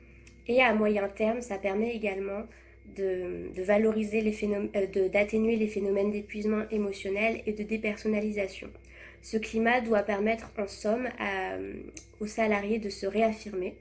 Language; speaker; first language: French; native; French